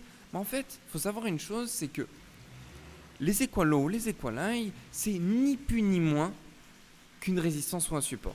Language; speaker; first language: French; native; French